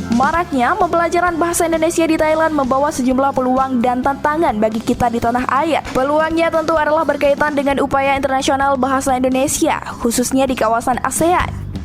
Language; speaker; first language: Indonesian; native; Indonesian